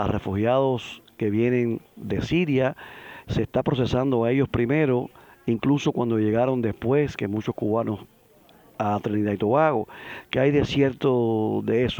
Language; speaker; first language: Spanish; native; Spanish